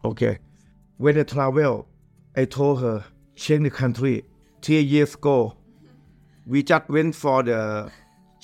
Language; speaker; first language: English; non-native, learner; Thai